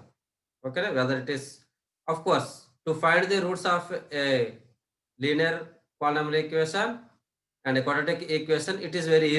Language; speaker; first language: English; non-native, local second language; Telugu